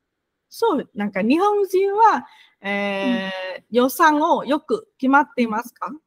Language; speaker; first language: Japanese; non-native, fluent; Vietnamese